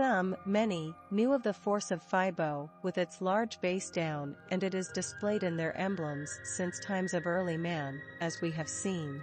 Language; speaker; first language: English; non-native, fluent; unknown